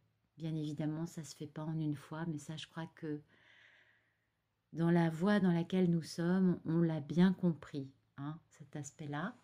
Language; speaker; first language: French; native; French